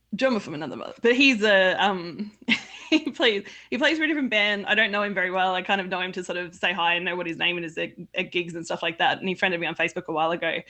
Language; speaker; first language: English; native; English